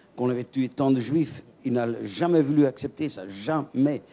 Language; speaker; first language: French; native; French